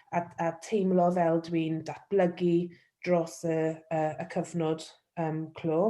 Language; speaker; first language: Welsh; non-native, local second language; English